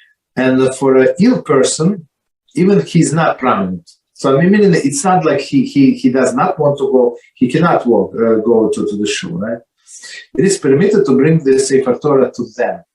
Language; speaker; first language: English; non-native, fluent; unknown